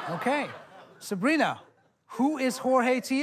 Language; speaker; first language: English; native; English